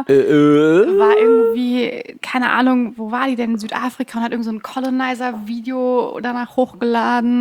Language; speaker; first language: German; early bilingual, other home language; Persian